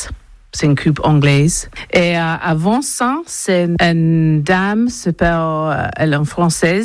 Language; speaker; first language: French; non-native, learner; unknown